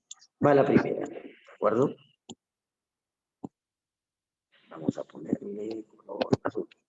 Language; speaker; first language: Spanish; native; Spanish